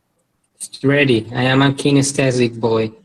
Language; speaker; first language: English; non-native, learner; Spanish